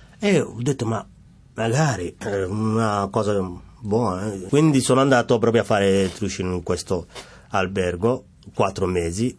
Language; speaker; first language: Italian; non-native, fluent; Somali